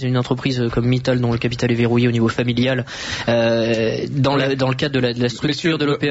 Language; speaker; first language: French; native; French